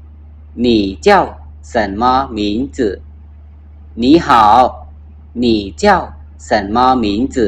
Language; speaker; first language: Chinese; non-native, fluent; Khmer